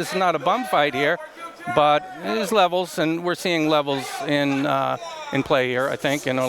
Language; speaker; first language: English; native; English